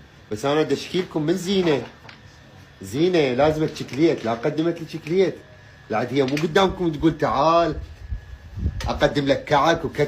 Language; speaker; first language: Arabic; native; Arabic